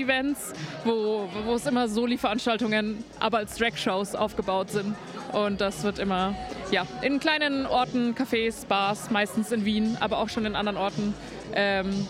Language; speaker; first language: German; native; German